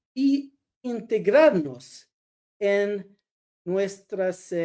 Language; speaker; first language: Spanish; non-native, fluent; Swedish